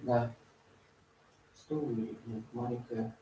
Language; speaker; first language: Russian; native; Russian